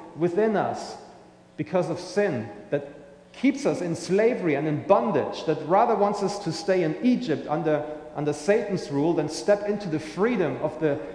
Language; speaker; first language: English; non-native, fluent; German